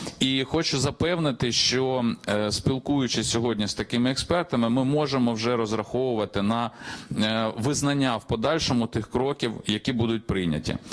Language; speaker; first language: Ukrainian; native; Ukrainian